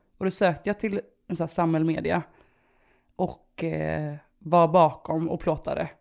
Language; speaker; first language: Swedish; early bilingual, other home language; Romanian